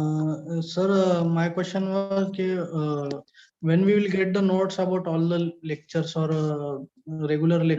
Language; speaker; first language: English; non-native, learner; Marathi